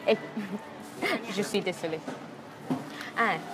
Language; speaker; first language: French; non-native, fluent; Thai